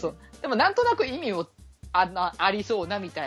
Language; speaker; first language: Japanese; native; Japanese